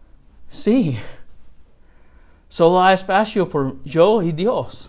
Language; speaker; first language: Spanish; non-native, learner; English